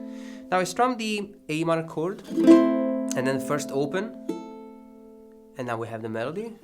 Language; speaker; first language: English; non-native, fluent; Italian